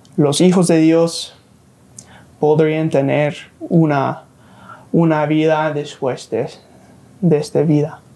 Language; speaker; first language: Spanish; non-native, fluent; English